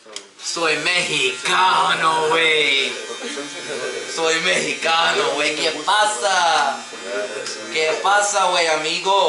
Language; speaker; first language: Spanish; non-native, learner; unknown